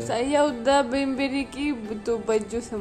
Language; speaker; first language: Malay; non-native, learner; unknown